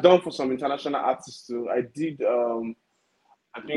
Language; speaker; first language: English; non-native, local second language; Yoruba